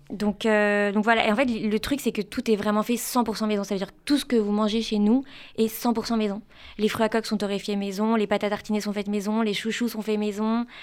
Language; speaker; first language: French; native; French